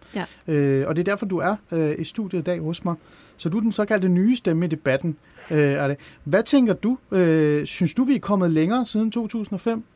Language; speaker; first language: Danish; early bilingual, other home language; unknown